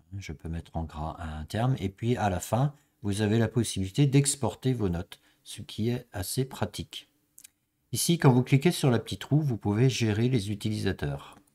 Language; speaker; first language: French; native; French